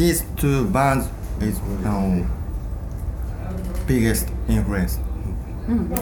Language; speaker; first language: English; non-native, learner; Japanese